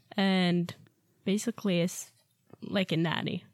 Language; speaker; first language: English; non-native, fluent; Swedish